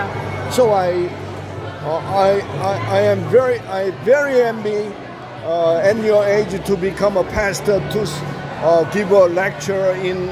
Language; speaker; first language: English; non-native, learner; Korean